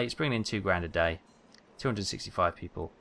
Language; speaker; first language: English; native; English